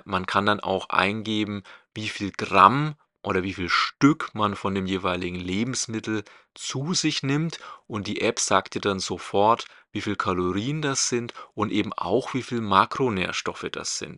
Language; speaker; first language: German; native; German